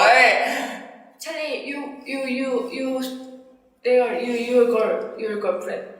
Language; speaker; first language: English; non-native, learner; Korean